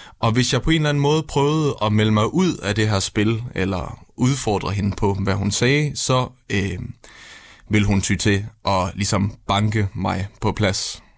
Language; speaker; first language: Danish; native; Danish